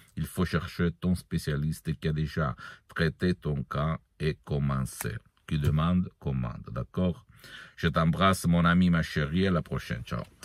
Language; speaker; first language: French; non-native, fluent; Italian